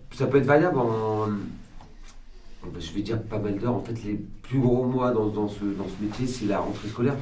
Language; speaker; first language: French; native; French